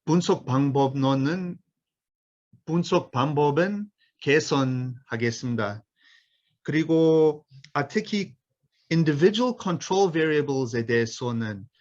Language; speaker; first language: Korean; non-native, learner; English